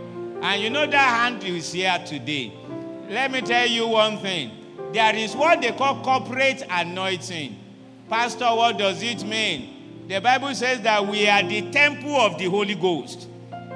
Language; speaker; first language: English; non-native, local second language; Yoruba